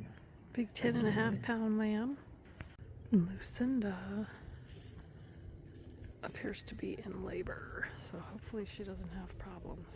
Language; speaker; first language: English; native; English